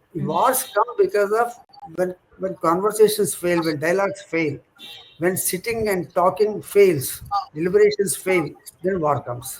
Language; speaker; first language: English; non-native, local second language; Telugu